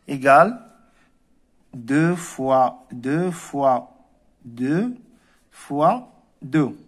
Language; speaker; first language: French; non-native, local second language; Arabic